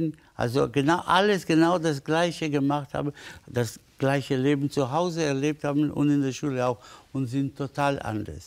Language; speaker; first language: German; non-native, fluent; Spanish